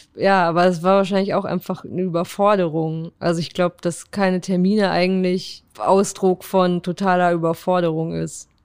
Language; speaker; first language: German; native; German